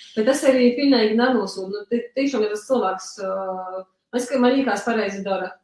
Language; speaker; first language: Latvian; native; Latvian